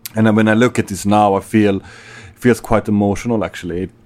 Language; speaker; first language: English; non-native, fluent; Swedish